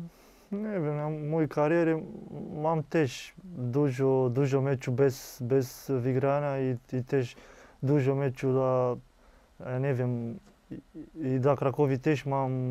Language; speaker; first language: Polish; non-native, learner; Romanian